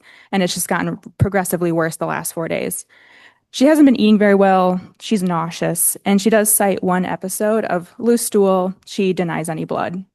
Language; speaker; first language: English; native; English